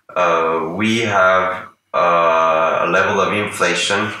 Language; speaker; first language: English; non-native, fluent; Spanish